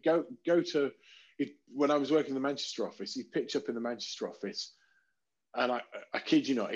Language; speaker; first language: English; native; English